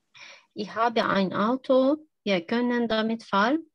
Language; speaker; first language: German; non-native, learner; Turkish